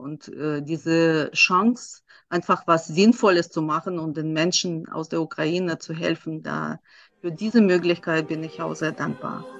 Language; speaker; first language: German; non-native, fluent; Russian